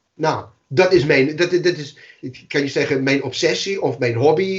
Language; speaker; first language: Dutch; non-native, fluent; English